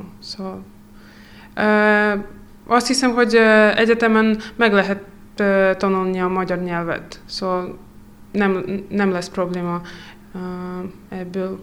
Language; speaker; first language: Hungarian; non-native, fluent; Russian